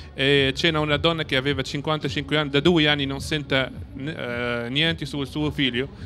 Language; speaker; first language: Italian; non-native, fluent; Arabic